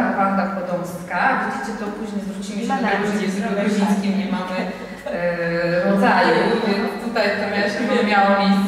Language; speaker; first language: Polish; non-native, fluent; Georgian